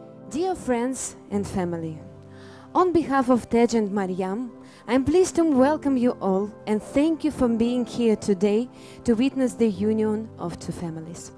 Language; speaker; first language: English; non-native, fluent; Russian